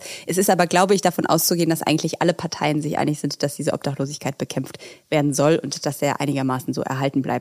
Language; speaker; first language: German; native; German